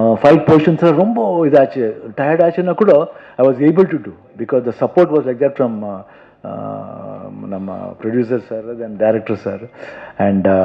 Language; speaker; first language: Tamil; non-native, local second language; Kannada